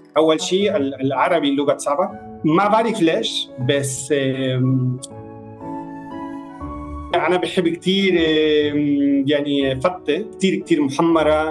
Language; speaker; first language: Arabic; non-native, fluent; Spanish